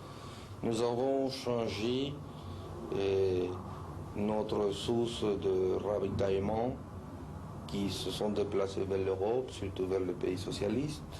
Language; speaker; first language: French; non-native, fluent; Spanish